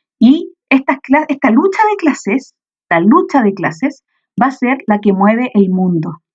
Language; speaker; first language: Spanish; native; Spanish